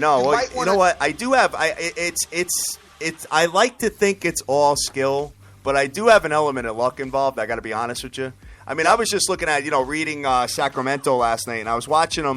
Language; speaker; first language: English; native; English